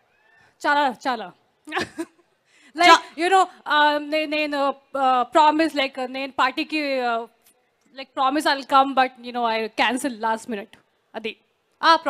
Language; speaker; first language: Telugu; non-native, learner; Hindi